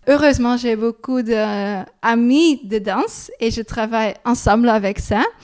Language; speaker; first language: French; non-native, learner; Dutch